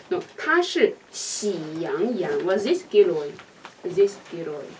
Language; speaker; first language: Russian; non-native, learner; Chinese